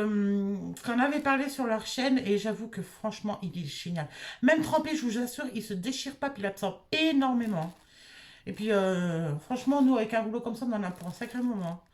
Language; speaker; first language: French; native; French